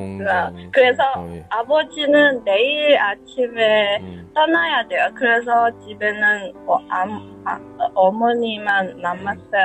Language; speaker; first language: Korean; non-native, learner; Chinese